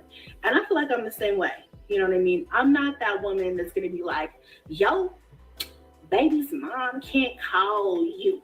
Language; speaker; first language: English; native; English